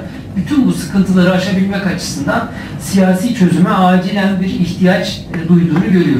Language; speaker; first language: Turkish; native; Turkish